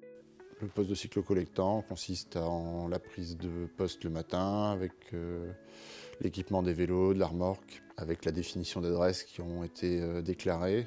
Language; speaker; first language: French; native; French